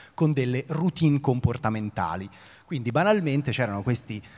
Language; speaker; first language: Italian; native; Italian